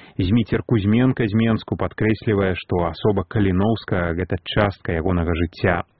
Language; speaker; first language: Belarusian; native; Belarusian